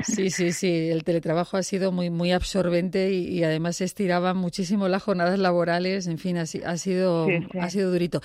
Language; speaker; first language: Spanish; native; Spanish